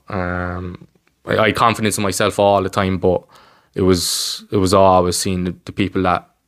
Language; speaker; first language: English; native; English